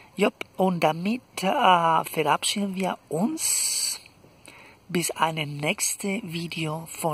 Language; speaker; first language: German; non-native, fluent; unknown